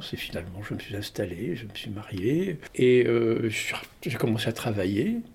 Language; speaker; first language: French; non-native, local second language; Arabic